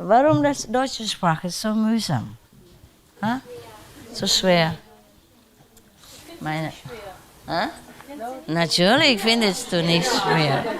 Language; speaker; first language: German; non-native, learner; Vietnamese